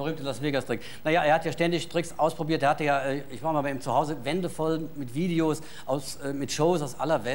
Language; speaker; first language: German; native; German